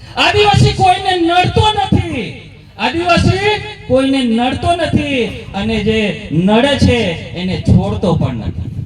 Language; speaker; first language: Gujarati; non-native, local second language; Bhili